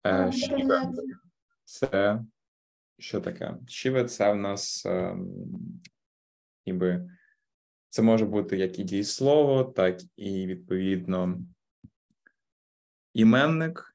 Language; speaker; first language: Ukrainian; native; Ukrainian